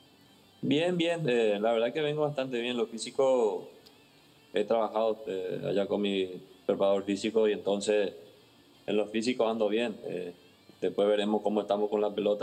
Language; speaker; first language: Spanish; native; Spanish